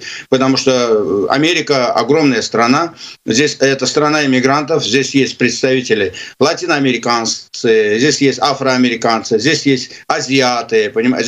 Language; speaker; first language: Russian; non-native, local second language; Azerbaijani